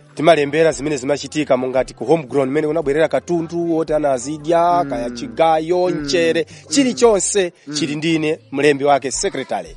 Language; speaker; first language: Nyanja; non-native, local second language; Tumbuka